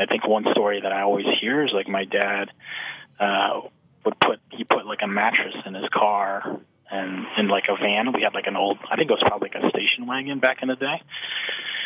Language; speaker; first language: English; native; English